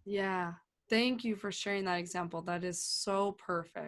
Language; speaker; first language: English; native; English